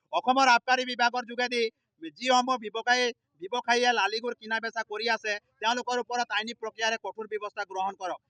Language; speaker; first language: Assamese; non-native, local second language; Sadri